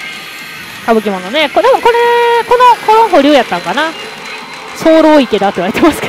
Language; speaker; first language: Japanese; native; Japanese